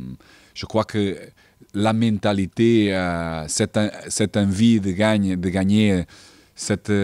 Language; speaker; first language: French; non-native, fluent; Portuguese